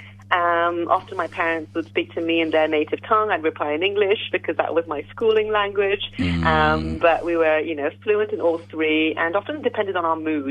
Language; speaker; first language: English; non-native, local second language; French